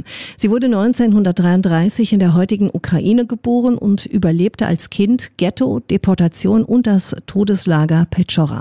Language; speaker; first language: German; native; German